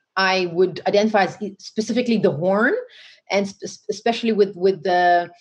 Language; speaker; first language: English; non-native, fluent; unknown